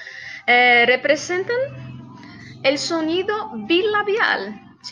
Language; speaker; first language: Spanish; non-native, fluent; Portuguese